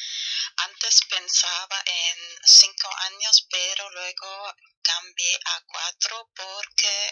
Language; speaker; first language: Spanish; non-native, fluent; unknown